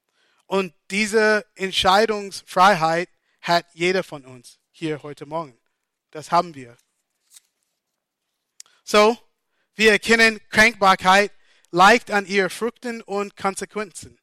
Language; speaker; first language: German; non-native, fluent; English